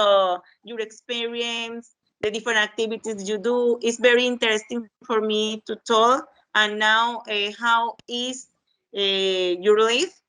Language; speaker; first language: English; non-native, learner; Spanish